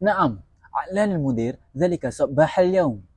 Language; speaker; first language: Arabic; non-native, learner; Malay